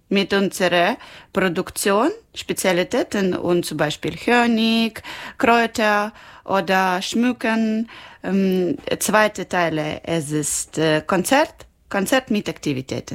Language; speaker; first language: German; non-native, learner; Ukrainian